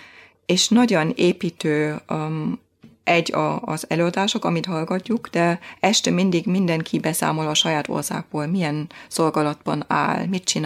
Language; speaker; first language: Hungarian; non-native, fluent; German